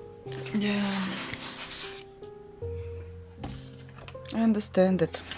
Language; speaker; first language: English; non-native, learner; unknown